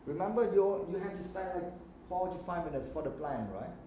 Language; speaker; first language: English; non-native, fluent; Vietnamese